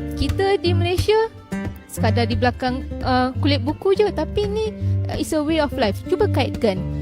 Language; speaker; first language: Malay; native; Malay